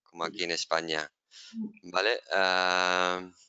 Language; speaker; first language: Spanish; native; Spanish